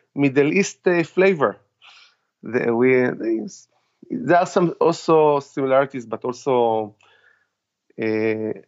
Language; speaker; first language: English; non-native, fluent; Hebrew